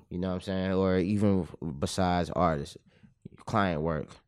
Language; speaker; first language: English; native; English